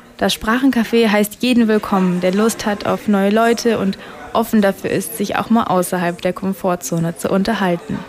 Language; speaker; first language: German; native; German